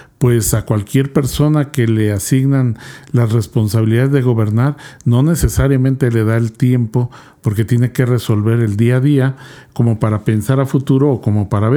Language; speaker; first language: Spanish; native; Spanish